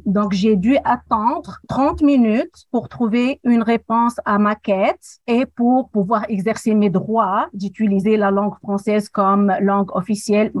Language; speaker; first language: French; non-native, local second language; Arabic